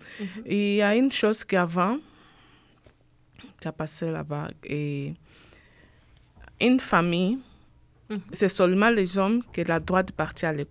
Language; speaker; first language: French; non-native, learner; Portuguese